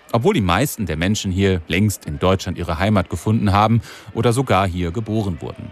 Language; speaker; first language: German; native; German